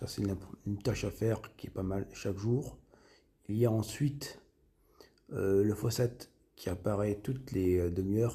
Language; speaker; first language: French; native; French